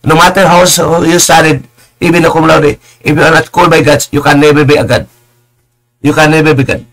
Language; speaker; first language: English; non-native, local second language; Filipino